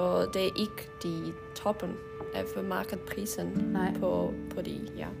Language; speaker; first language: Danish; non-native, learner; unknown